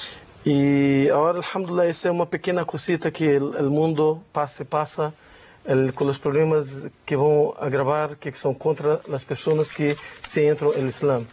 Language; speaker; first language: Spanish; non-native, learner; Portuguese